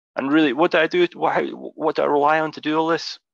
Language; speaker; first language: English; native; English